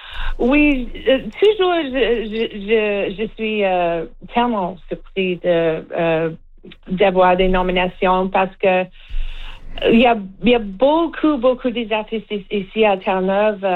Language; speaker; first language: French; non-native, learner; English